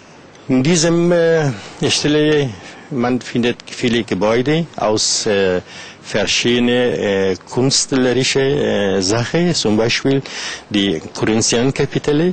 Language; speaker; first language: German; non-native, learner; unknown